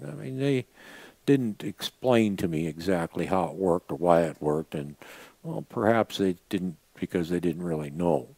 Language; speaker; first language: English; native; English